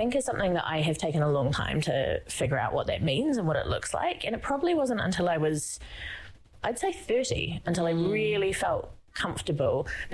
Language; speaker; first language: English; native; English